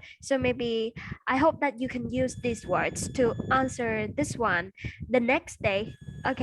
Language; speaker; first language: English; non-native, fluent; Vietnamese